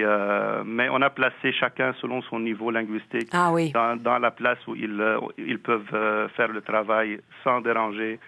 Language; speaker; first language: French; non-native, local second language; Arabic